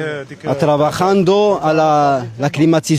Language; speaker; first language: Spanish; non-native, learner; Arabic